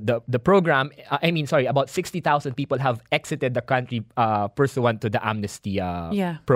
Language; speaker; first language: English; non-native, local second language; Filipino